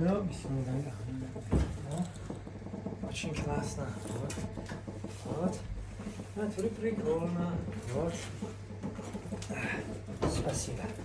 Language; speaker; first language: Russian; non-native, learner; Tajik